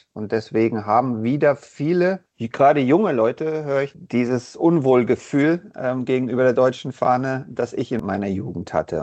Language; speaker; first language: German; native; German